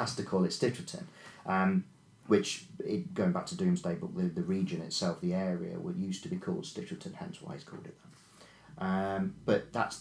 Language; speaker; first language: English; native; English